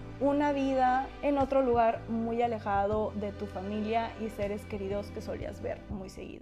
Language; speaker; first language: Spanish; native; Spanish